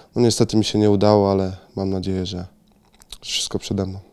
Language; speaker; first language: Polish; native; Polish